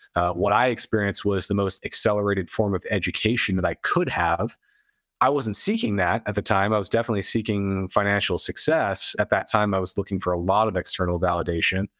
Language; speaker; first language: English; native; English